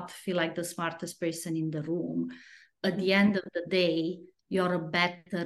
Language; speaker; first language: English; non-native, fluent; Romanian